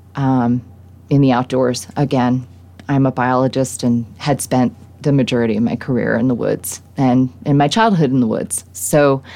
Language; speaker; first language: English; native; English